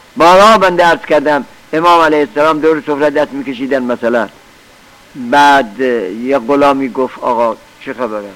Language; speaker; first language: Persian; native; Persian